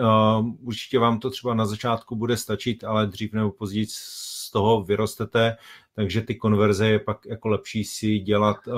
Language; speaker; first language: Czech; native; Czech